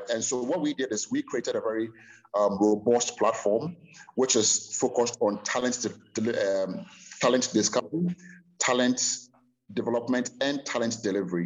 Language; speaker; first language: English; non-native, local second language; Akan